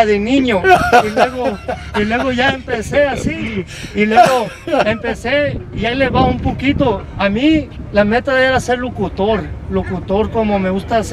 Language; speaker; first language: Spanish; early bilingual, heritage; Spanish